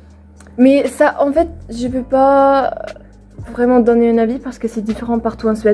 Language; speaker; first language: French; non-native, fluent; Swedish